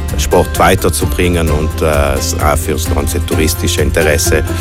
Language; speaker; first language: German; native; German